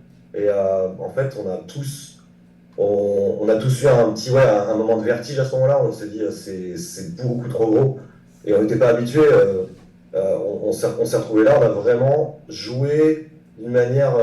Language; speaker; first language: French; native; French